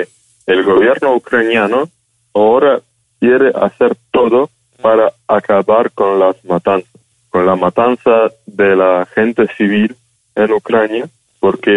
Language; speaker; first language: Spanish; non-native, fluent; Ukrainian